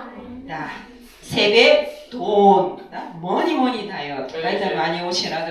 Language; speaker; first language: Russian; non-native, fluent; Korean